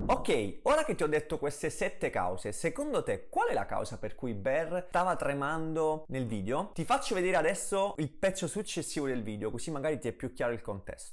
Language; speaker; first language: Italian; native; Italian